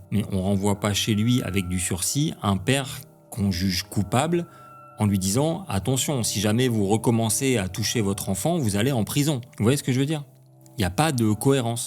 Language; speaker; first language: French; native; French